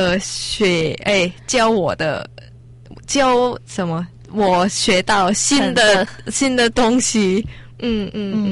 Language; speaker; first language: Chinese; non-native, learner; Thai